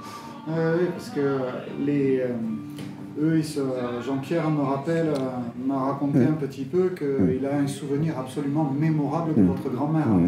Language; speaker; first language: French; native; French